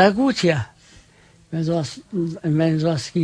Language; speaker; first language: German; non-native, learner; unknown